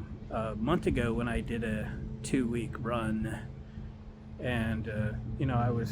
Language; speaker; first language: English; native; English